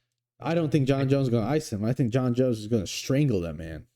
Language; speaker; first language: English; native; English